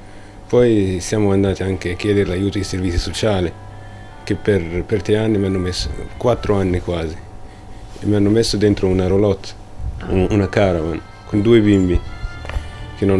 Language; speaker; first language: Italian; early bilingual, other home language; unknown